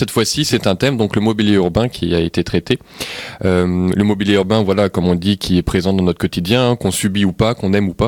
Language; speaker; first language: French; native; French